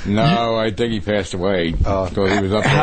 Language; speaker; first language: English; native; English